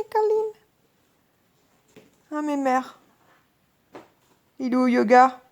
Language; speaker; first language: French; native; French